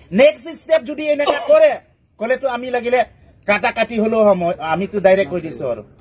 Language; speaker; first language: Assamese; non-native, local second language; Karbi